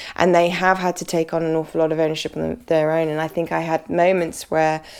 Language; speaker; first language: English; native; English